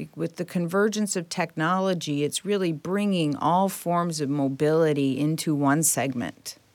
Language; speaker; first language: English; native; English